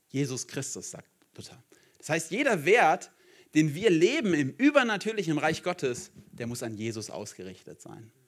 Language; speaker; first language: German; native; German